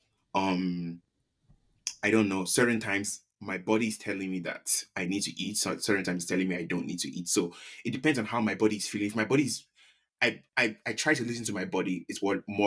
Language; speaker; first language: English; non-native, local second language; Yoruba